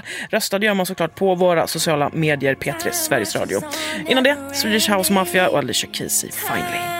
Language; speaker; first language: Swedish; native; Swedish